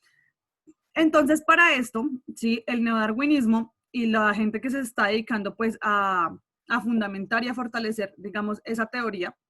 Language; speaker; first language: Spanish; native; Spanish